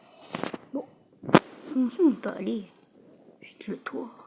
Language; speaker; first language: French; native; French